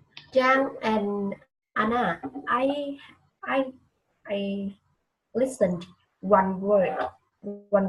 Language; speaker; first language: English; non-native, learner; Vietnamese